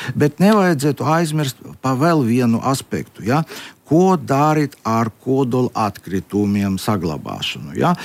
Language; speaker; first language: Latvian; non-native, local second language; Russian